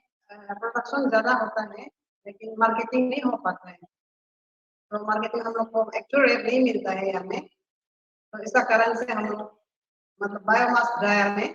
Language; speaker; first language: Hindi; non-native, local second language; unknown